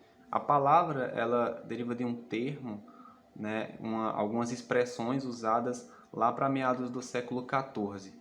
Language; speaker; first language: Portuguese; native; Portuguese